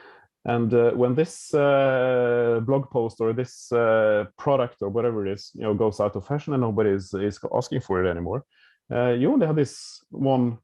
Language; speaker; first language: English; non-native, fluent; Norwegian